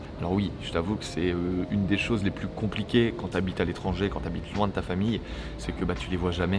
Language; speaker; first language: French; native; French